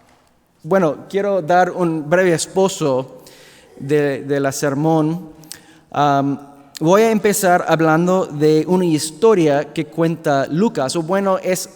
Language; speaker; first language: Spanish; non-native, fluent; English